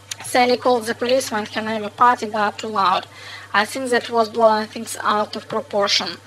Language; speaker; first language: English; non-native, fluent; Russian